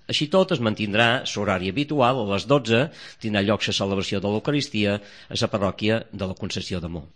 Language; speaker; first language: Catalan; native; Catalan